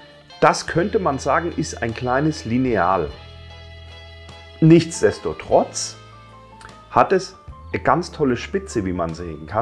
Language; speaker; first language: German; native; German